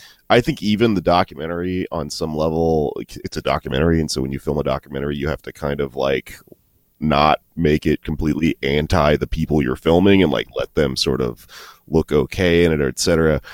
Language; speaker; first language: English; native; English